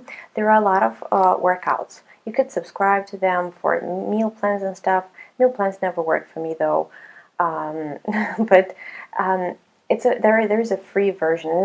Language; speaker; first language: English; non-native, fluent; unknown